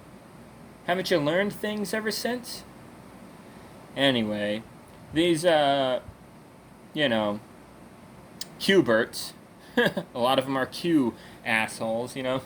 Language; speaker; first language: English; native; English